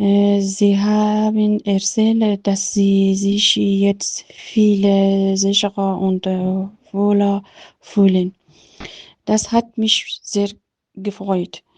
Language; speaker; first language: German; non-native, learner; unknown